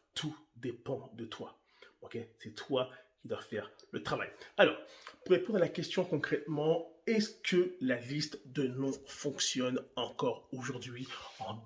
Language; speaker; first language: French; native; French